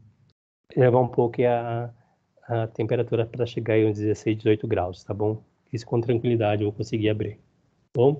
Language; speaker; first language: Portuguese; native; Portuguese